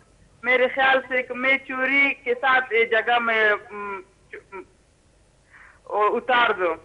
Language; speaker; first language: Hindi; early bilingual, heritage; Hindi